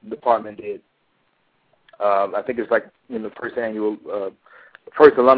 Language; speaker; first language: English; native; English